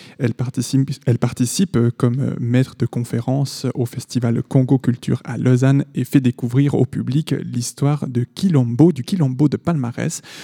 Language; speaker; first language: French; native; French